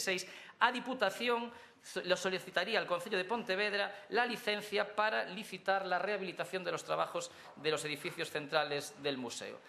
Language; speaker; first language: Spanish; native; Spanish